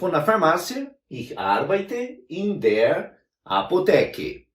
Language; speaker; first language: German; non-native, fluent; Portuguese